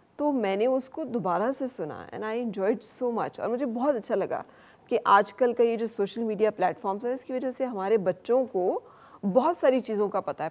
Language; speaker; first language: Urdu; native; Urdu